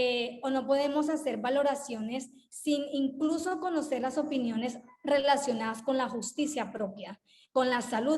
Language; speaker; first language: Spanish; native; Spanish